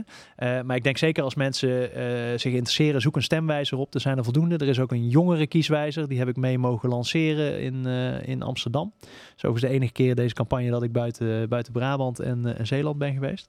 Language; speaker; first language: Dutch; native; Dutch